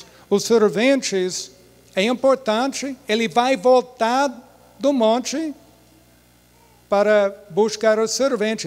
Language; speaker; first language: Portuguese; non-native, fluent; English